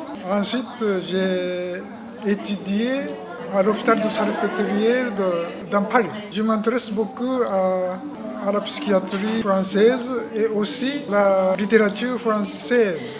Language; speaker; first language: French; non-native, learner; Japanese